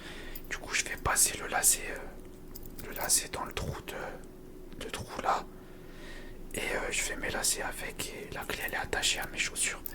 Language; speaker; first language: French; native; French